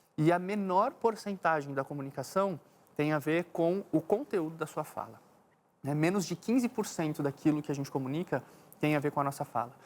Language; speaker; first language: Portuguese; native; Portuguese